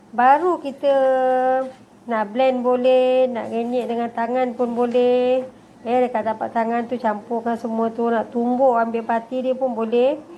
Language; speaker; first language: Malay; native; Malay